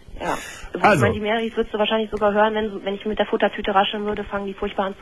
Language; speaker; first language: German; native; German